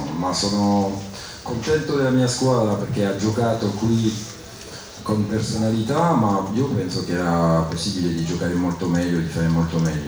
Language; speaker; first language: Italian; non-native, fluent; French